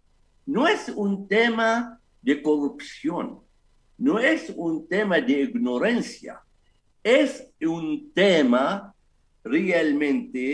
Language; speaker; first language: Spanish; non-native, fluent; Arabic